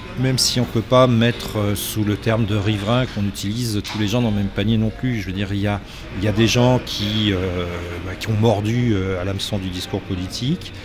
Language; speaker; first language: French; native; French